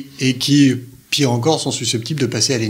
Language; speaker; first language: French; native; French